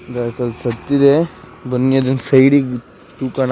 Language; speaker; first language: Kannada; native; Kannada